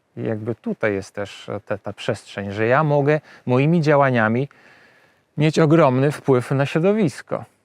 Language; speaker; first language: Polish; native; Polish